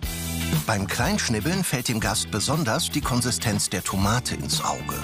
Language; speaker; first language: German; native; German